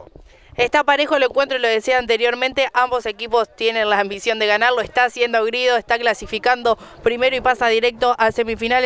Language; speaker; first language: Spanish; native; Spanish